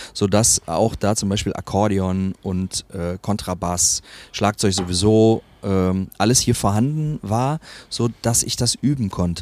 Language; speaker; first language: German; native; German